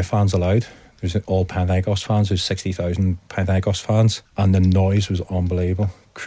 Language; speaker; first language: English; native; English